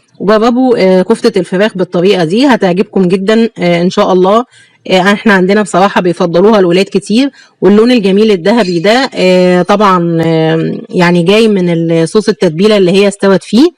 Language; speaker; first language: Arabic; native; Arabic